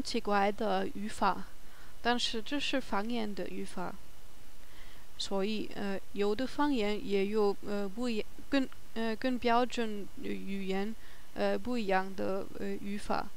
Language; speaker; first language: Chinese; non-native, learner; German